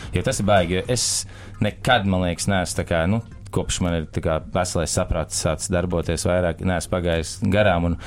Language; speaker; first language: Latvian; native; Latvian